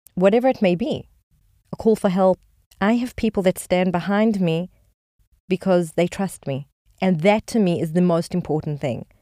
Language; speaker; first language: English; native; English